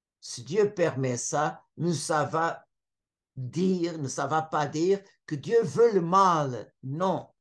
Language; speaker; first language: French; non-native, fluent; Portuguese